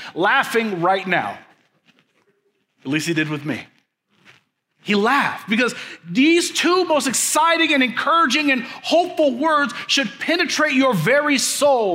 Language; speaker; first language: English; native; English